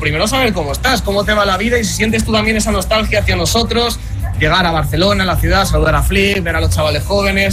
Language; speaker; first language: Spanish; native; Spanish